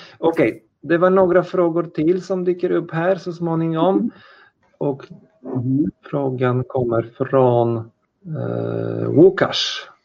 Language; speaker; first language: Swedish; non-native, fluent; Polish